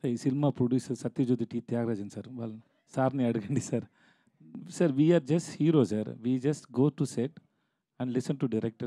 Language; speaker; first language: Telugu; non-native, learner; Tamil